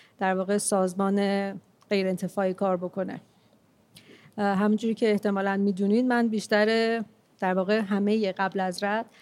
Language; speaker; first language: Persian; non-native, local second language; Armenian